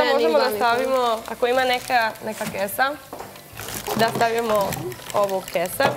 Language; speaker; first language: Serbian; non-native, learner; Spanish